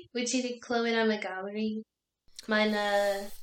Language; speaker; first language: Welsh; non-native, learner; English